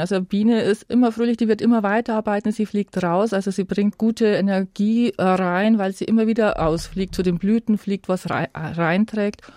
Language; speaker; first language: German; native; German